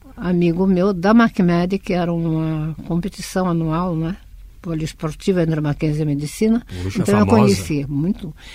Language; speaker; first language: Portuguese; early bilingual, other home language; Russian